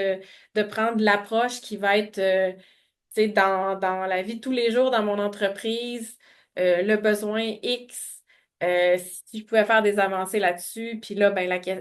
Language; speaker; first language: French; native; French